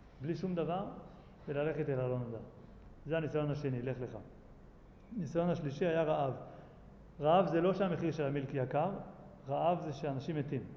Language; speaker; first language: Hebrew; native; Hebrew